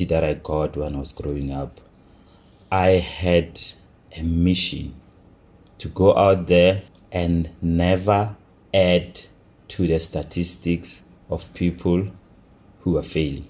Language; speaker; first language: English; non-native, local second language; Tswana